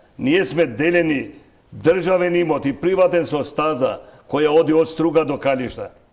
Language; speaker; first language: Macedonian; non-native, local second language; Albanian